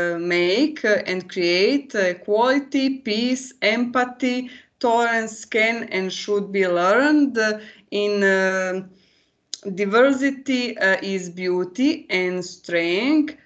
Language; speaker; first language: English; non-native, learner; Croatian